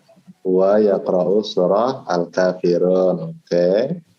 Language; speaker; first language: Arabic; non-native, fluent; Indonesian